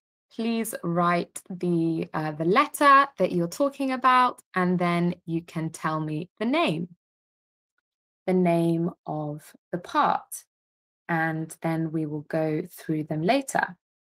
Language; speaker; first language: English; native; English